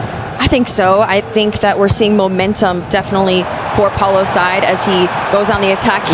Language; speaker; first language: English; native; English